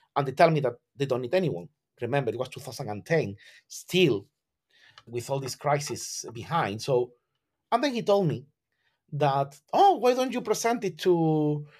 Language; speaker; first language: English; non-native, fluent; Spanish